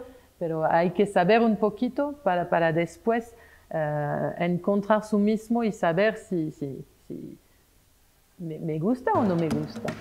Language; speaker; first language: Spanish; non-native, fluent; French